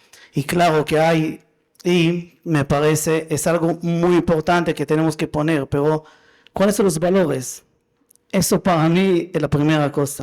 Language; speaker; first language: Spanish; non-native, fluent; Hebrew